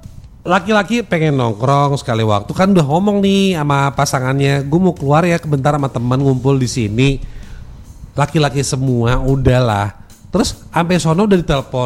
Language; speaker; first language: Indonesian; native; Indonesian